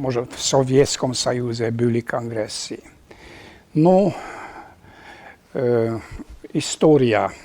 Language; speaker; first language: Russian; non-native, fluent; Hungarian